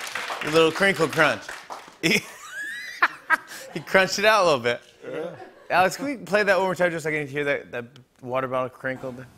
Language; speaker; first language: English; native; English